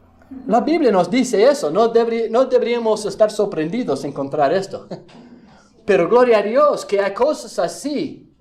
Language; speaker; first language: Spanish; non-native, fluent; English